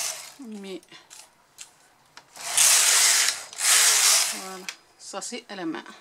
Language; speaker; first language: French; non-native, local second language; Arabic